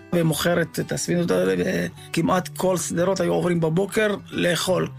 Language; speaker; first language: Hebrew; native; Hebrew